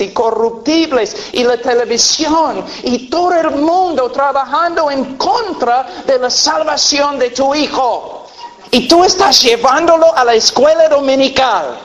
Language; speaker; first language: Spanish; non-native, fluent; English